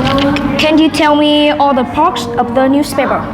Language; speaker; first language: English; non-native, learner; Vietnamese